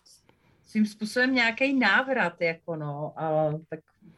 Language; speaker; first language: Czech; native; Czech